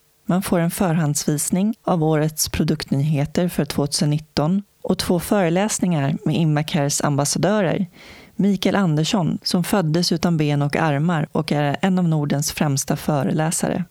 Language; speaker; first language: Swedish; native; Swedish